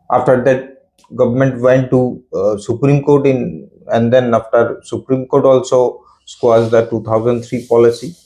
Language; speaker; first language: English; non-native, local second language; Bangla